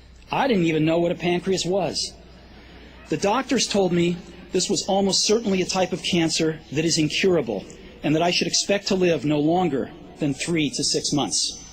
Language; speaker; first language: English; native; English